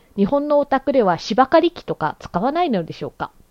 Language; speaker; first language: Japanese; early bilingual, other home language; English